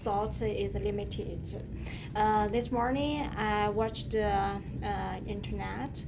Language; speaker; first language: English; non-native, learner; Chinese